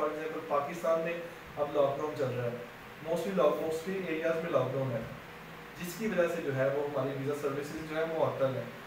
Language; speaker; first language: Urdu; non-native, local second language; Punjabi